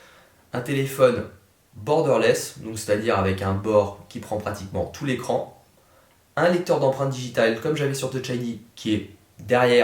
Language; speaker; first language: French; native; French